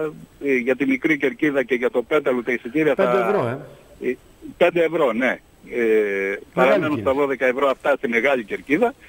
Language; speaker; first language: Greek; native; Greek